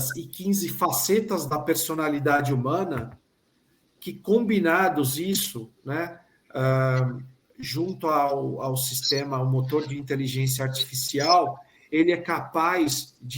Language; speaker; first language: Portuguese; native; Portuguese